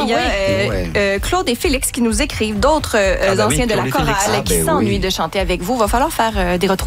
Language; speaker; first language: French; native; French